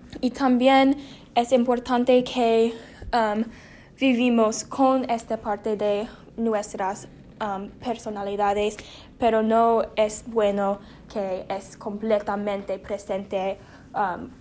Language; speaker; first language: Spanish; non-native, learner; English